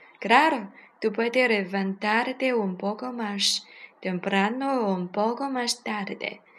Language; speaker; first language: Spanish; non-native, learner; Chinese